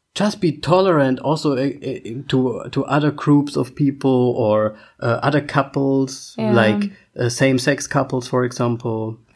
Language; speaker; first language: English; non-native, fluent; German